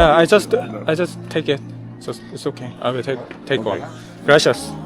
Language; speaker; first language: English; non-native, learner; Korean